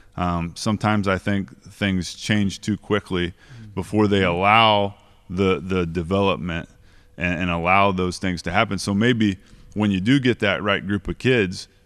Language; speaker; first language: English; native; English